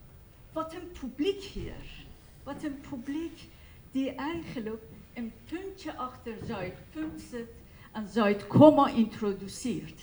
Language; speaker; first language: Dutch; non-native, fluent; Persian